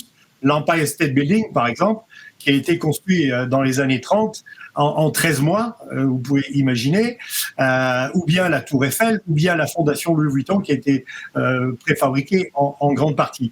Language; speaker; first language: French; native; French